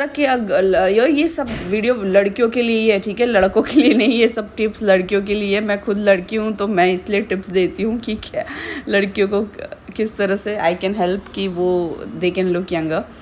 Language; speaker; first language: Hindi; native; Hindi